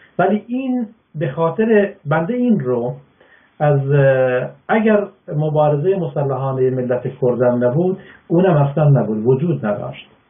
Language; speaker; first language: Persian; non-native, local second language; Baluchi